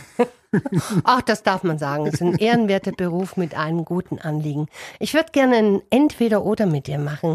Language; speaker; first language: German; native; German